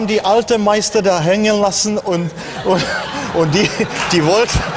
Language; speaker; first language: German; non-native, fluent; Czech